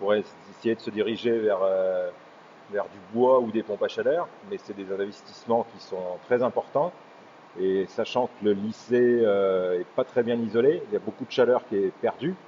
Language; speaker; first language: French; native; French